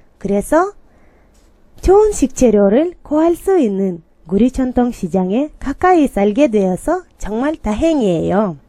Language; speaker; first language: Korean; non-native, learner; Kyrgyz